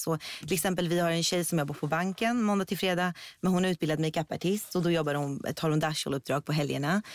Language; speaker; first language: Swedish; early bilingual, other home language; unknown